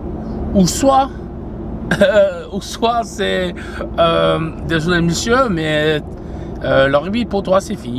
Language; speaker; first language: French; non-native, fluent; English